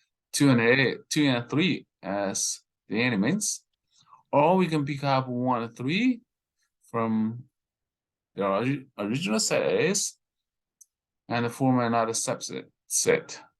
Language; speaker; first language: English; non-native, fluent; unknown